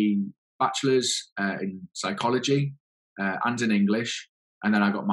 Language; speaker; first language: English; native; English